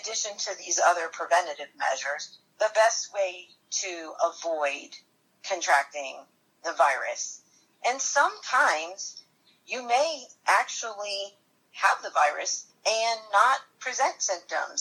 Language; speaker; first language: English; native; English